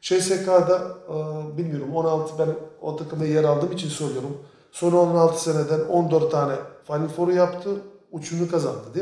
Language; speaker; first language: Turkish; non-native, fluent; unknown